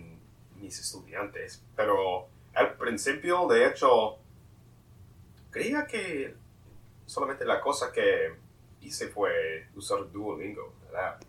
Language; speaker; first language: Spanish; non-native, learner; English